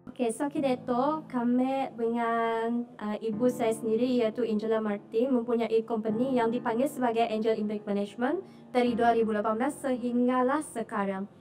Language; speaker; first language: Malay; non-native, local second language; Iban